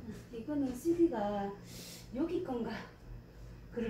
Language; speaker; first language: Korean; native; Korean